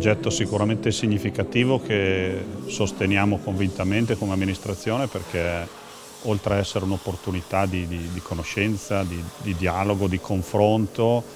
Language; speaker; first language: Italian; native; Italian